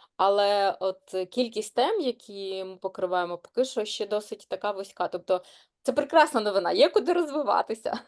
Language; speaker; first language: Ukrainian; native; Ukrainian